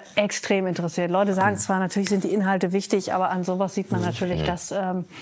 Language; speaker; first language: German; native; German